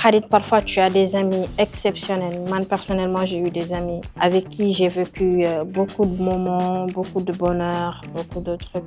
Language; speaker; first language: French; non-native, local second language; Wolof